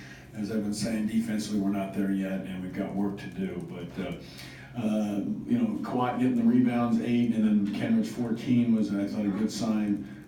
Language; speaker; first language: English; native; English